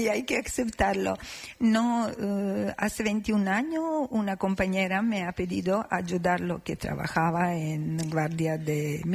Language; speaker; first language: Spanish; non-native, learner; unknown